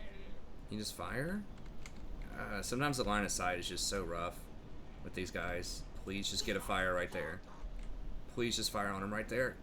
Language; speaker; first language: English; native; English